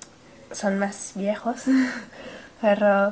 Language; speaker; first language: Spanish; non-native, learner; English